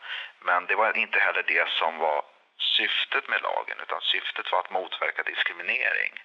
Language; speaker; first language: Swedish; native; Swedish